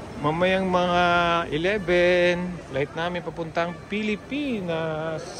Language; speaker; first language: Filipino; non-native, local second language; Cebuano